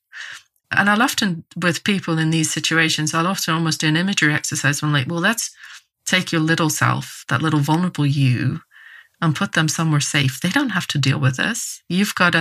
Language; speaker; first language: English; native; English